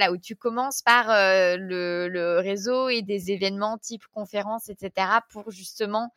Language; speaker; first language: French; native; French